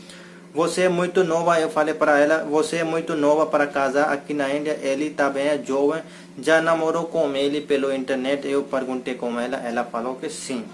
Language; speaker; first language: Portuguese; non-native, learner; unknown